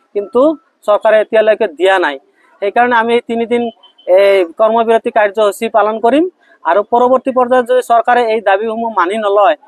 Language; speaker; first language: Assamese; native; Assamese